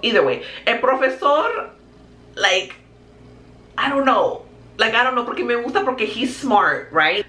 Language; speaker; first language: English; early bilingual, other home language; Spanish